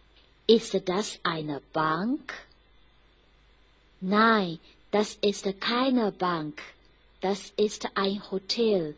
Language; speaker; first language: German; non-native, fluent; Chinese